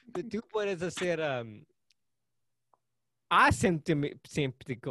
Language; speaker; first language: Spanish; early bilingual, heritage; Spanish